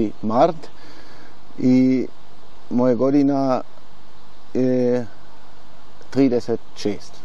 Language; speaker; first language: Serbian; non-native, learner; German